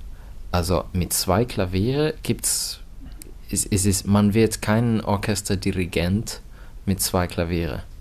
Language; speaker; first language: German; non-native, fluent; Finnish